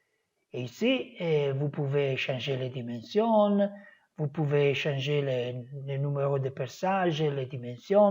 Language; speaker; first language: French; non-native, fluent; Italian